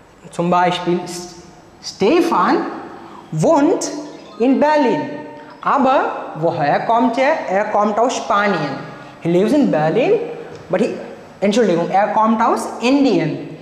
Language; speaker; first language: German; non-native, fluent; Marathi